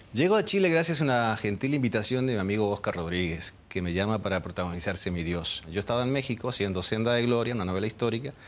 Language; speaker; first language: Spanish; early bilingual, other home language; Dutch